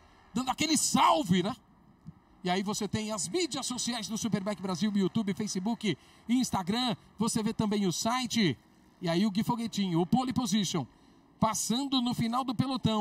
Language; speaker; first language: Portuguese; native; Portuguese